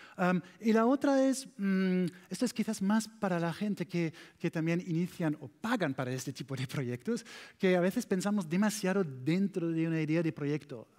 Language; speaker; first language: Spanish; non-native, learner; German